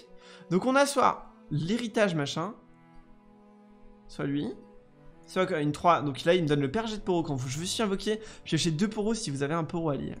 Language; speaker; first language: French; native; French